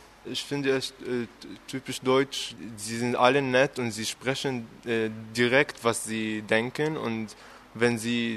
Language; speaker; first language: German; non-native, learner; Arabic